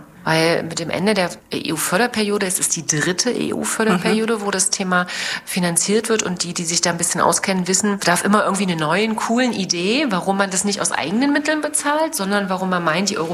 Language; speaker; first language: German; native; German